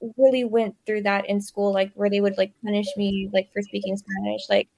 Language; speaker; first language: English; early bilingual, other home language; Spanish